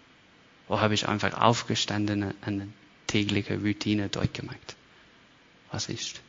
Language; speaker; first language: German; non-native, fluent; English